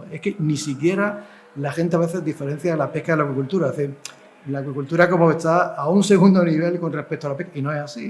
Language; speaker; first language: Spanish; native; Spanish